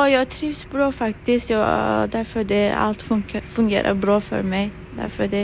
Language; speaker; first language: Swedish; non-native, learner; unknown